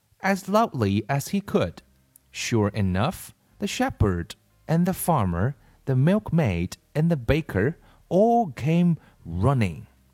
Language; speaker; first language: English; non-native, fluent; Chinese